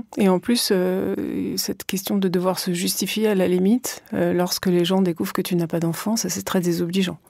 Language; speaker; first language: French; native; French